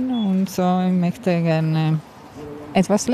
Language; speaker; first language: German; non-native, learner; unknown